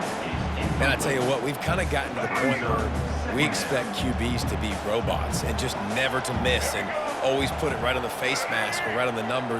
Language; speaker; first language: English; native; English